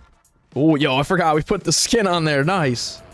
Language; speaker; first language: English; native; English